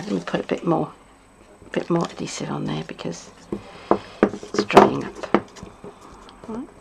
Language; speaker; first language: English; native; English